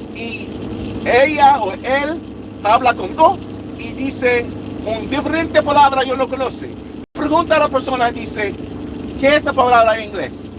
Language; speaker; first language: Spanish; non-native, learner; English